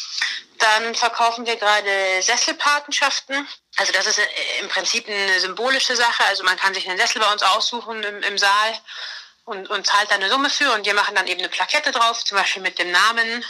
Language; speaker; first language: German; native; German